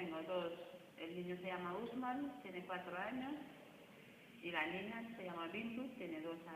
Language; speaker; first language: Spanish; non-native, fluent; Wolof